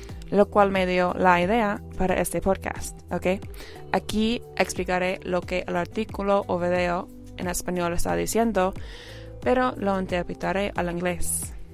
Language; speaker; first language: Spanish; non-native, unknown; English